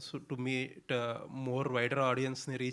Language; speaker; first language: Telugu; native; Telugu